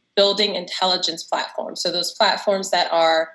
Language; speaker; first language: English; native; English